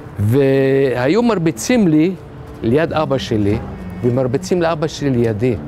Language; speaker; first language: Hebrew; non-native, fluent; Arabic